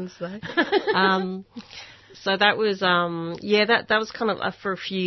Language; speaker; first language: English; non-native, local second language; Hungarian